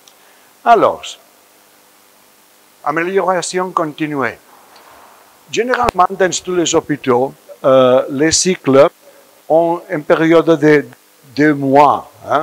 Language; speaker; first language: French; non-native, fluent; Spanish